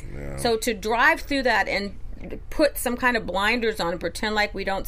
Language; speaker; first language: English; native; English